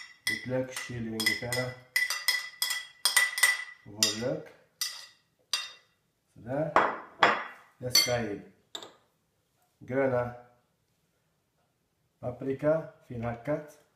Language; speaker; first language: Swedish; non-native, learner; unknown